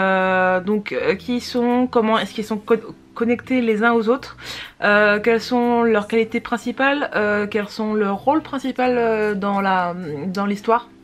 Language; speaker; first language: French; native; French